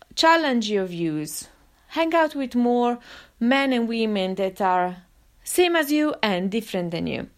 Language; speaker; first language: English; non-native, fluent; Italian